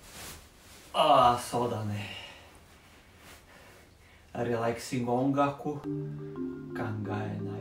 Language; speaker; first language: Japanese; non-native, learner; Serbian